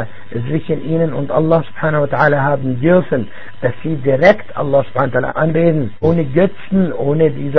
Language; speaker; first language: German; non-native, fluent; Arabic